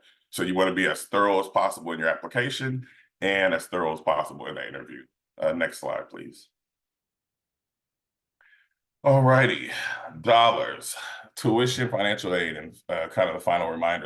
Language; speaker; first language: English; native; English